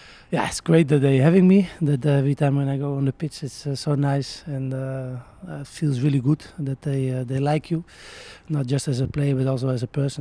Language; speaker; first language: English; non-native, fluent; Dutch